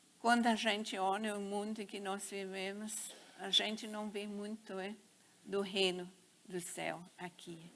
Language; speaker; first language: Portuguese; non-native, fluent; English